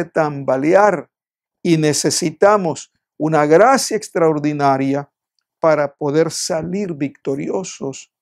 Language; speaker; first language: Spanish; native; Spanish